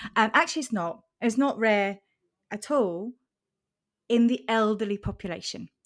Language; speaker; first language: English; non-native, fluent; German